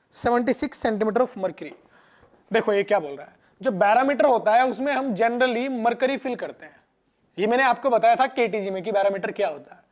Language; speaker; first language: Hindi; non-native, local second language; Gujarati